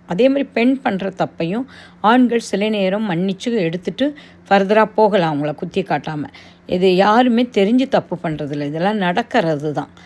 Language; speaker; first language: Tamil; non-native, local second language; Telugu